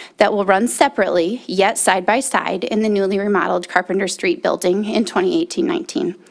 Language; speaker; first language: English; native; English